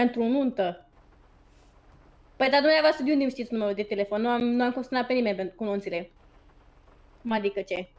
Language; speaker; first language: Romanian; native; Romanian